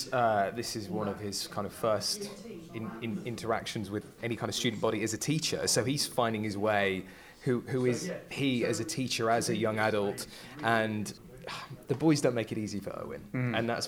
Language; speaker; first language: English; native; English